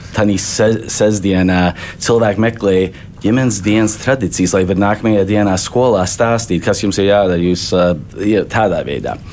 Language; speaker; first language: Latvian; early bilingual, heritage; Latvian